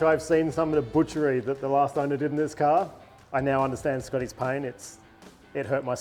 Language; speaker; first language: English; native; English